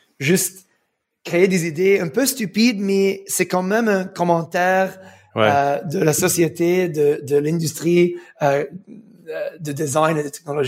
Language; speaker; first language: French; non-native, fluent; English